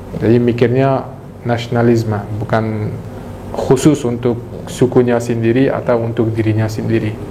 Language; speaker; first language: Indonesian; non-native, fluent; Persian